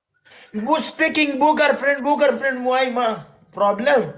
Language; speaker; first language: English; non-native, learner; Pashto